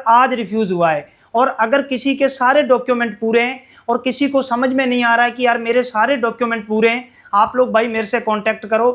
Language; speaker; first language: Hindi; native; Hindi